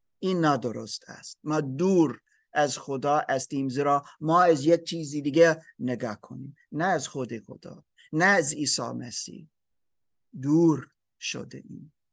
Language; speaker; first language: Persian; non-native, learner; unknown